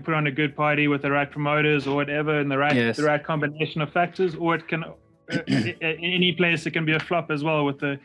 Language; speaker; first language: English; native; English